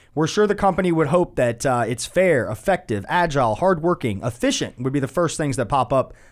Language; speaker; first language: English; native; English